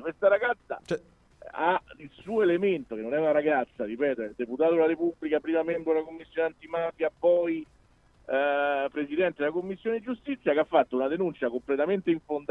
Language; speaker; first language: Italian; native; Italian